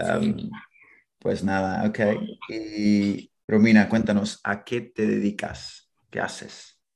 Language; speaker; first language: Spanish; non-native, fluent; English